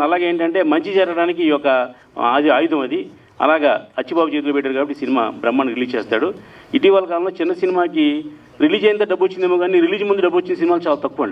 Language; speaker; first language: Telugu; native; Telugu